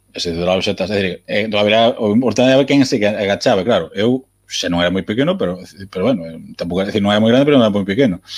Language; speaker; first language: Galician; native; Galician